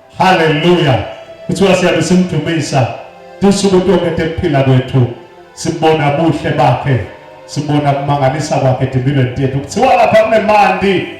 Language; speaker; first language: Zulu; non-native, local second language; Swati